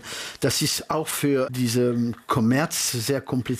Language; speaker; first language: German; early bilingual, heritage; French